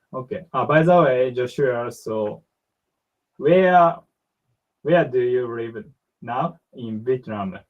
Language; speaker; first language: English; non-native, learner; Japanese